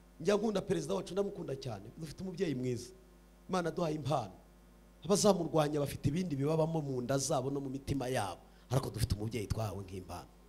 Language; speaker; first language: Kinyarwanda; early bilingual, heritage; Kinyarwanda